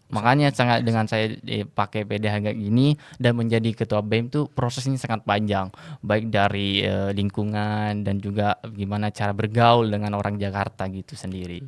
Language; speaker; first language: Indonesian; non-native, local second language; Madurese